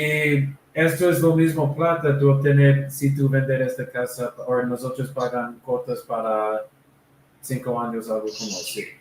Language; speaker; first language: Spanish; non-native, learner; English